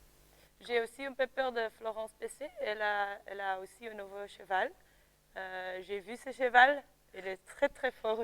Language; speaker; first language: French; non-native, local second language; Dutch